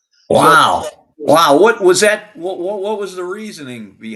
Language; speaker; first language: English; native; English